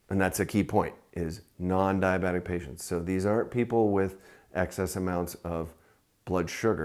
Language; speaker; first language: English; native; English